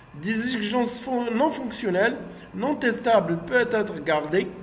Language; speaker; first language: French; non-native, local second language; Arabic